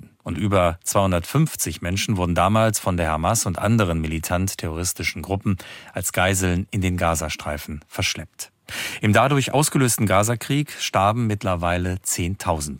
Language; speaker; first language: German; native; German